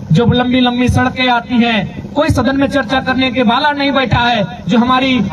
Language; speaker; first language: Hindi; native; Hindi